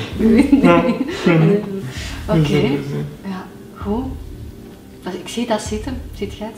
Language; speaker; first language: Dutch; native; Dutch